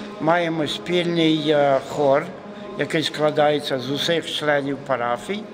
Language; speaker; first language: Ukrainian; early bilingual, heritage; Ukrainian